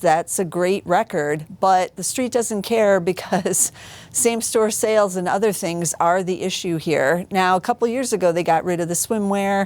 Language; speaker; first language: English; native; English